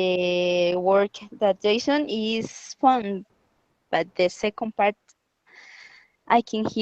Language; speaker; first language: English; non-native, learner; Spanish